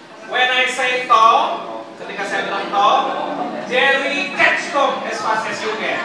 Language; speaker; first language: English; non-native, fluent; Sundanese